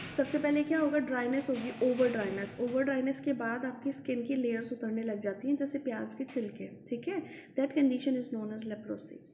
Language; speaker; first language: Hindi; native; Hindi